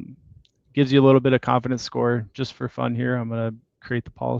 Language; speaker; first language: English; native; English